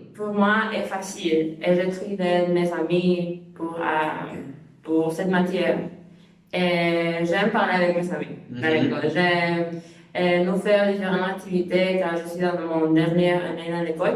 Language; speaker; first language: French; non-native, learner; Spanish